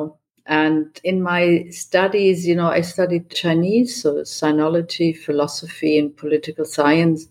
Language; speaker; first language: English; non-native, fluent; German